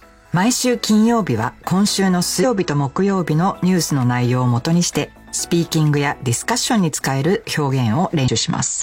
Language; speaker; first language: Japanese; native; Japanese